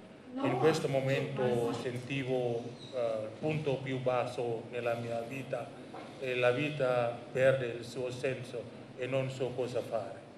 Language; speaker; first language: Italian; non-native, learner; Indonesian